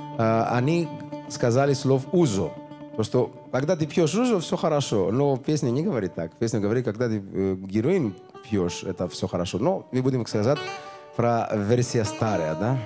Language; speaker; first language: Russian; non-native, learner; Greek